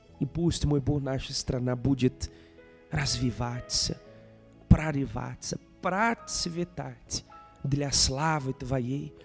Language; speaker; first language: Russian; non-native, fluent; Portuguese